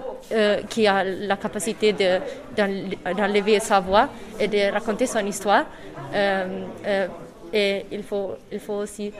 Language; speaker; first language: French; non-native, fluent; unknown